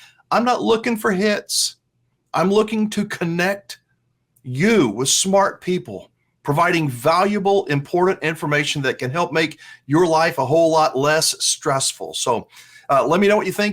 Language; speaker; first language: English; native; English